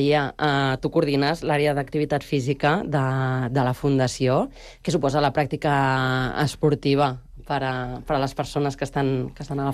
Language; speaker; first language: Catalan; native; Catalan